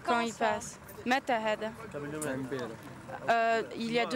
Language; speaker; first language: French; non-native, fluent; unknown